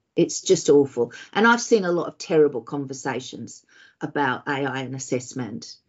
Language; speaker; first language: English; native; English